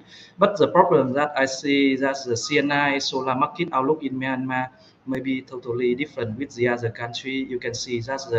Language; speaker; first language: English; non-native, fluent; Vietnamese